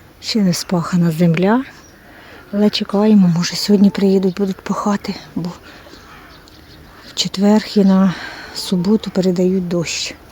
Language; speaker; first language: Ukrainian; native; Ukrainian